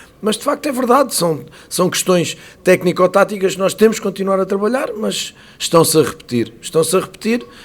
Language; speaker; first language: Portuguese; native; Portuguese